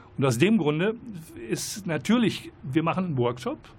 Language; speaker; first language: German; native; German